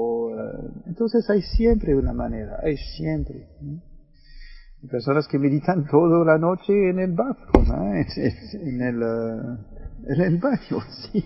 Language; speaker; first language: Spanish; non-native, fluent; French